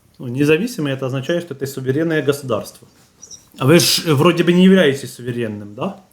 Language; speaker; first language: Russian; native; Russian